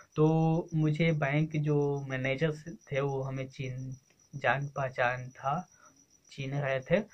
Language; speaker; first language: Hindi; native; Hindi